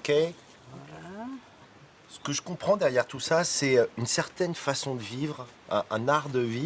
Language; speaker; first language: French; native; French